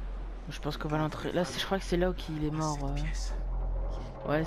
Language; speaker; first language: French; native; French